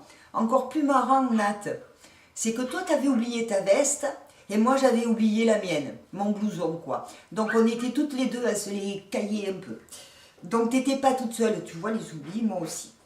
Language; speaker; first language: French; native; French